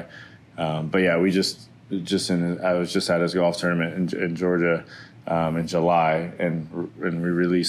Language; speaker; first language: English; native; English